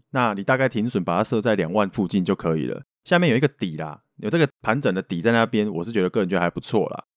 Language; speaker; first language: Chinese; non-native, local second language; Min Nan Chinese